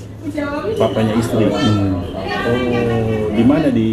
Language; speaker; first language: Indonesian; native; Indonesian